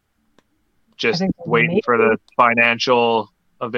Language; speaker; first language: English; native; English